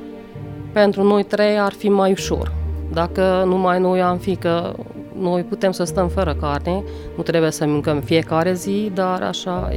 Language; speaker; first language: Romanian; non-native, local second language; Hungarian